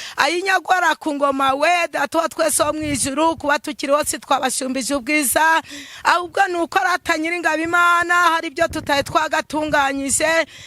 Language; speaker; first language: Kinyarwanda; native; Kinyarwanda